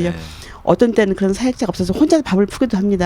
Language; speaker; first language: Korean; native; Korean